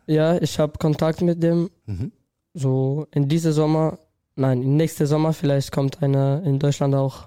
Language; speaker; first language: German; non-native, learner; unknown